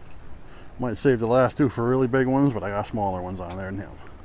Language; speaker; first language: English; native; English